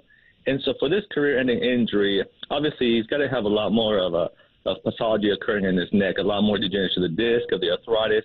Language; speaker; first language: English; native; English